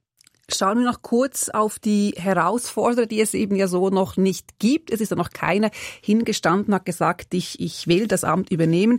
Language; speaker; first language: German; native; German